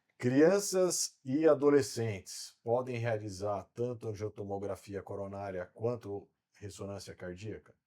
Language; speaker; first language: Portuguese; native; Portuguese